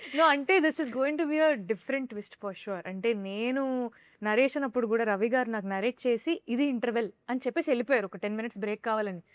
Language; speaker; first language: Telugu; native; Telugu